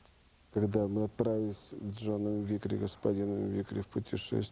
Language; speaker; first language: Russian; native; Russian